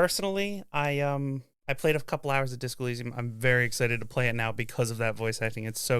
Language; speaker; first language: English; native; English